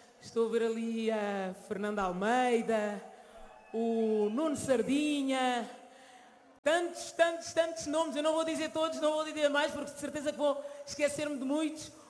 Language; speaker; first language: Portuguese; early bilingual, other home language; Kabuverdianu